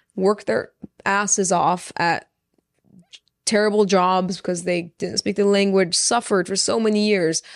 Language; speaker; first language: English; early bilingual, other home language; Persian